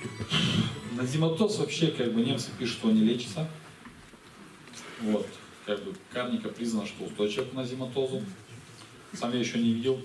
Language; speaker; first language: Russian; native; Russian